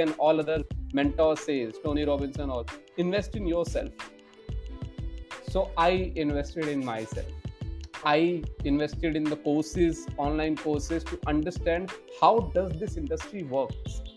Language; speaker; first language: English; non-native, local second language; Hindi